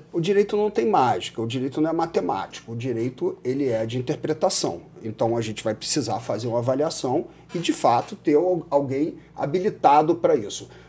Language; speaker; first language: Portuguese; native; Portuguese